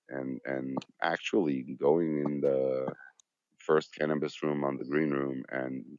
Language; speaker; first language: English; non-native, fluent; Hebrew